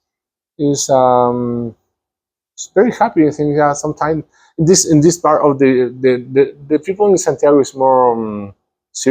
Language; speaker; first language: English; non-native, learner; Spanish